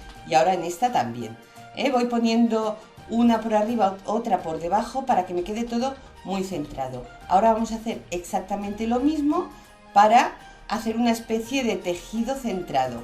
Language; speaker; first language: Spanish; native; Spanish